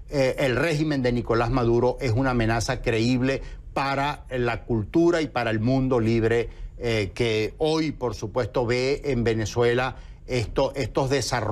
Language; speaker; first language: Spanish; native; Spanish